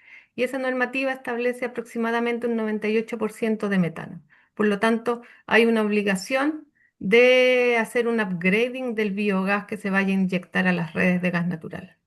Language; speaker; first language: Spanish; native; Spanish